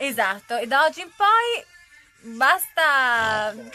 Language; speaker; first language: Italian; native; Italian